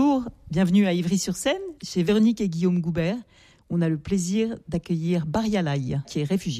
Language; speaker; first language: French; native; French